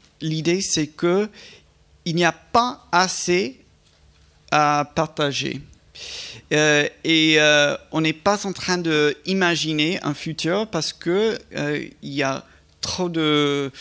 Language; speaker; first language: French; non-native, fluent; English